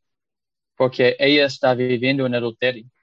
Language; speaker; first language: Spanish; non-native, fluent; English